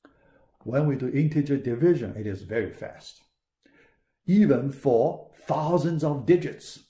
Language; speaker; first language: English; non-native, fluent; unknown